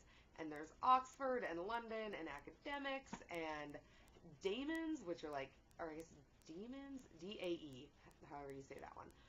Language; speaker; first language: English; native; English